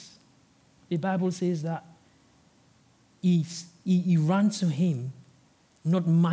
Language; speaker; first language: English; non-native, local second language; Yoruba